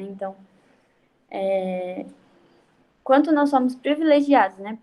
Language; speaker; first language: Portuguese; native; Portuguese